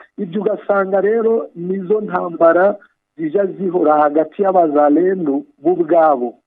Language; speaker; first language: Kinyarwanda; native; Kinyarwanda